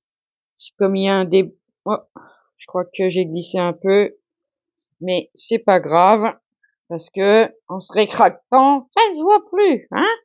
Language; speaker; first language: French; native; French